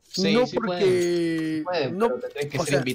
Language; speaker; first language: Spanish; native; Spanish